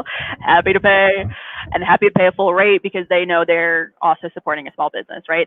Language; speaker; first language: English; native; English